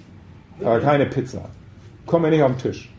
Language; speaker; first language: German; native; German